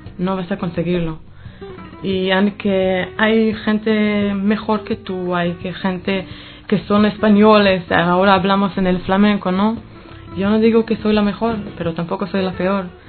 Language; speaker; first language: Spanish; non-native, fluent; Hebrew